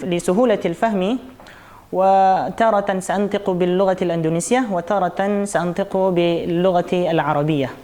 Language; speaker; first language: Arabic; non-native, fluent; Indonesian